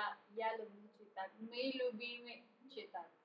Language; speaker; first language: Russian; non-native, learner; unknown